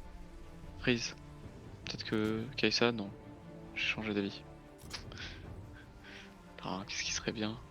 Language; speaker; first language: French; native; French